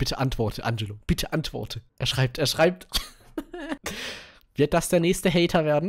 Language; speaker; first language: German; native; German